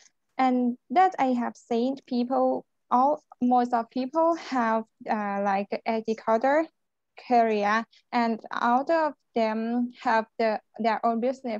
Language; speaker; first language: English; non-native, learner; Thai